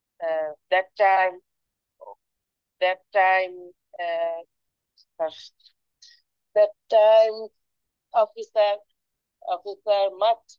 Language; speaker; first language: English; non-native, learner; Bangla